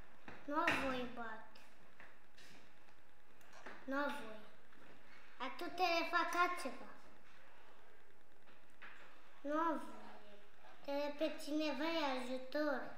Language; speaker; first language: Romanian; non-native, learner; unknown